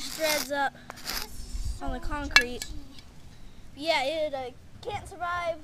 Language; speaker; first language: English; native; English